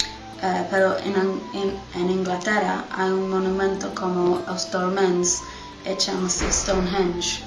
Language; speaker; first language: Spanish; non-native, learner; English